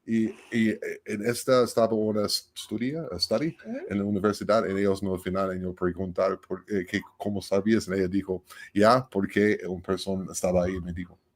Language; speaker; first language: Spanish; non-native, learner; English